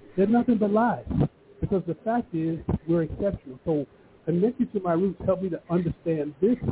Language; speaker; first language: English; early bilingual, other home language; Yoruba